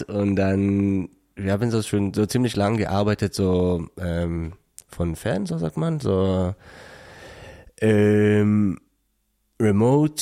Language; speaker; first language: German; non-native, learner; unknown